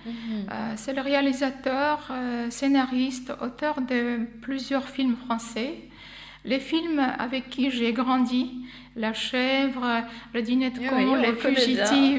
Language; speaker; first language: French; non-native, fluent; Armenian